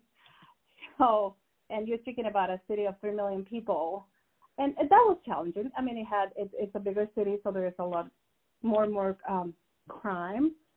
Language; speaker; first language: English; non-native, fluent; Spanish